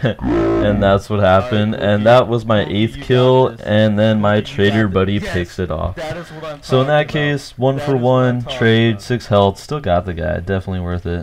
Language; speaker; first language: English; native; English